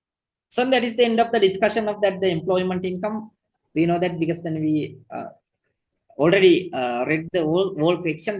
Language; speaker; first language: English; non-native, local second language; Sinhala